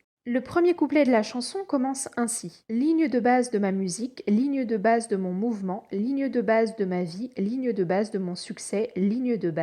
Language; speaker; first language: French; native; French